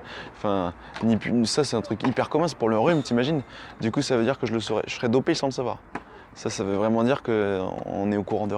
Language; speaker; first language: French; native; French